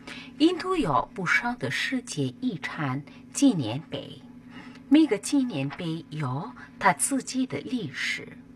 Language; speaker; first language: Chinese; non-native, fluent; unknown